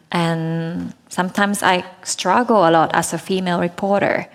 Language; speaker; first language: English; non-native, fluent; Japanese